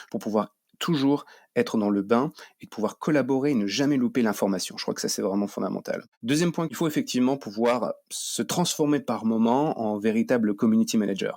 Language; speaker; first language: French; native; French